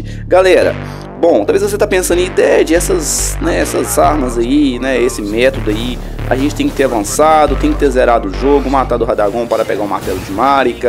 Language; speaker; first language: Portuguese; native; Portuguese